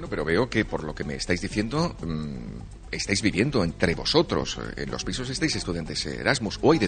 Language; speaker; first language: Spanish; native; Spanish